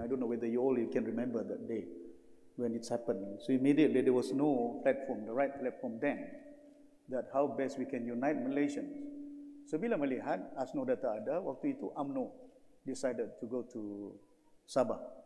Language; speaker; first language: English; non-native, local second language; Malay